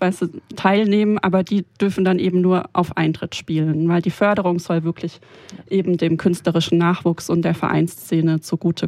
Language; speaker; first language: German; native; German